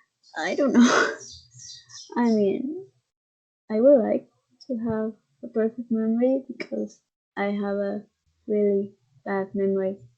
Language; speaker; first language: English; non-native, fluent; Spanish